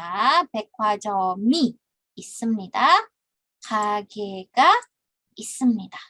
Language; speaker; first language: Korean; non-native, fluent; Indonesian